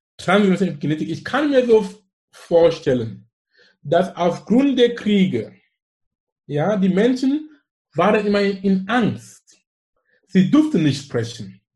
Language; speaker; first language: German; non-native, fluent; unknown